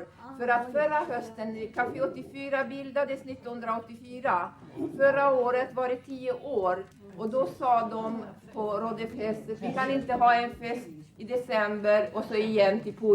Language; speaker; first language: Swedish; non-native, fluent; Hungarian